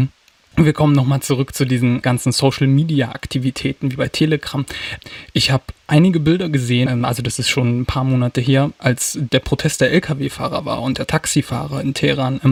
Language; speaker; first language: German; native; German